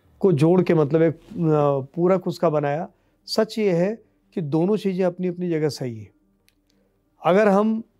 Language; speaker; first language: Hindi; native; Hindi